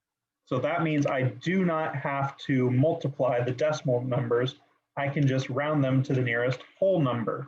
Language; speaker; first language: English; native; English